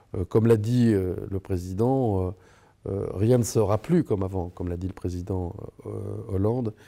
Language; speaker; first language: French; native; French